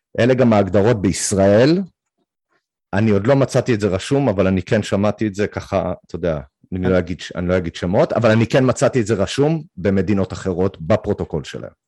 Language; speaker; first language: Hebrew; native; Hebrew